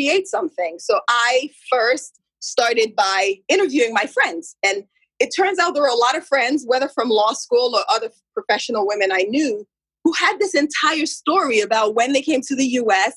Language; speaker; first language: English; non-native, local second language; Igbo